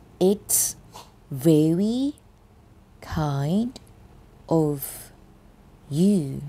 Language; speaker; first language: English; non-native, fluent; Thai